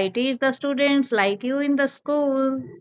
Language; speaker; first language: English; non-native, learner; Hindi